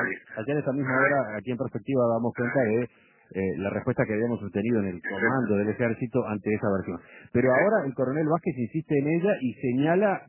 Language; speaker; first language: Spanish; native; Spanish